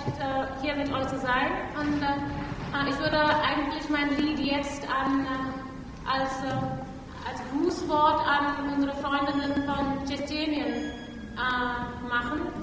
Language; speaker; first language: German; non-native, fluent; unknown